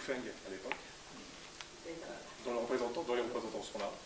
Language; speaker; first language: French; native; French